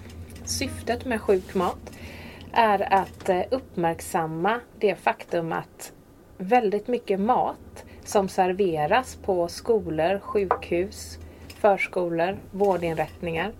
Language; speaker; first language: Swedish; native; Swedish